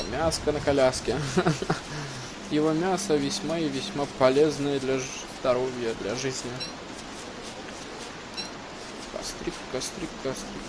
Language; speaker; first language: Russian; native; Russian